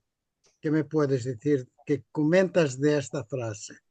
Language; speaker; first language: Spanish; non-native, fluent; Portuguese